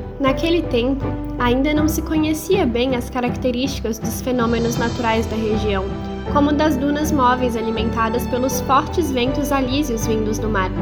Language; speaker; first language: Portuguese; native; Portuguese